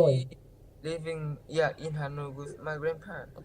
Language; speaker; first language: English; non-native, learner; Vietnamese